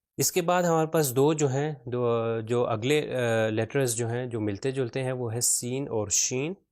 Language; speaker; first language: Urdu; non-native, local second language; Punjabi